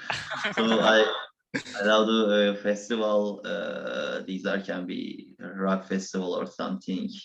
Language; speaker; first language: English; non-native, learner; Turkish